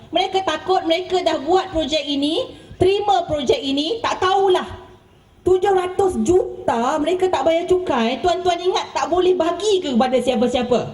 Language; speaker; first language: Malay; native; Malay